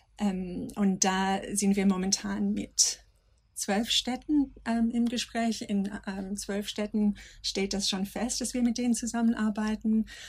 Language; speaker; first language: German; non-native, fluent; English